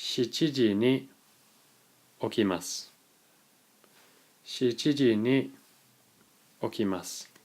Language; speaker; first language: Japanese; non-native, fluent; English